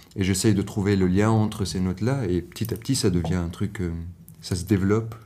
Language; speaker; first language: French; non-native, local second language; Arabic